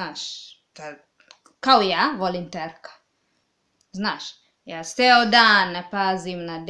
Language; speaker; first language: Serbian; non-native, learner; English